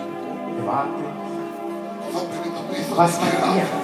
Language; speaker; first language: German; non-native, learner; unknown